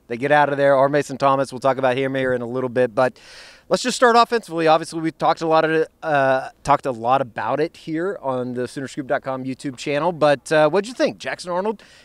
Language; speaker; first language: English; native; English